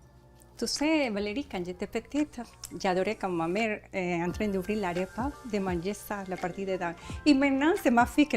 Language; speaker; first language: French; non-native, learner; Spanish